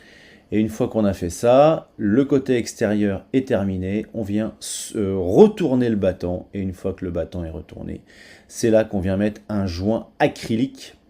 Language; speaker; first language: French; native; French